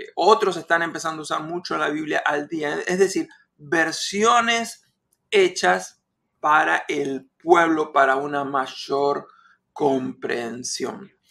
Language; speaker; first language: Spanish; native; Spanish